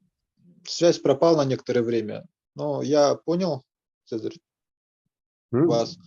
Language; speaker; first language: Russian; native; Russian